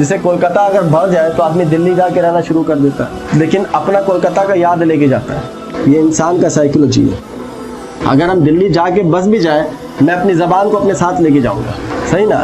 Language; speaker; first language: Urdu; native; Urdu